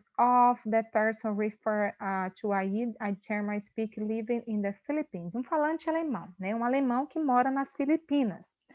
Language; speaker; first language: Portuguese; native; Portuguese